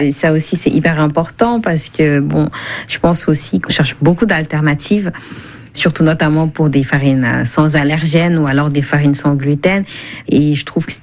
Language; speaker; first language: French; non-native, local second language; Wolof